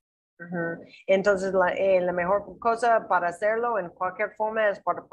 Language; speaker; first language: Spanish; non-native, learner; English